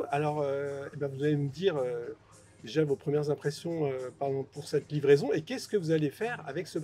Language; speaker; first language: French; native; French